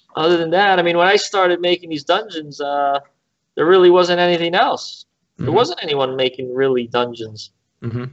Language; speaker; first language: English; native; English